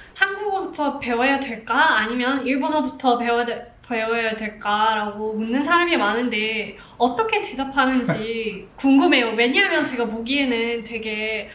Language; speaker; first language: Korean; non-native, fluent; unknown